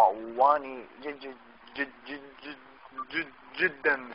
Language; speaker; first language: Arabic; native; Arabic